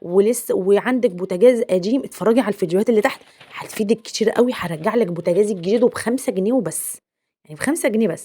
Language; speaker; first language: Arabic; native; Arabic